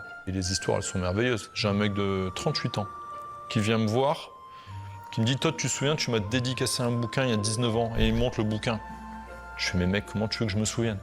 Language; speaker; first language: French; native; French